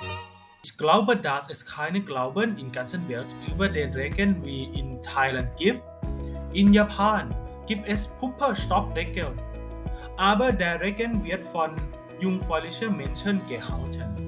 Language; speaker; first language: German; non-native, learner; Thai